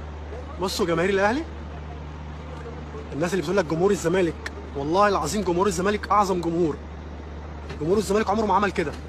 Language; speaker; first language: Arabic; native; Arabic